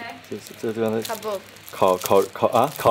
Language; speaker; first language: Chinese; native; Chinese